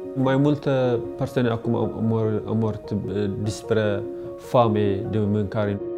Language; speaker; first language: Romanian; non-native, learner; Tigrinya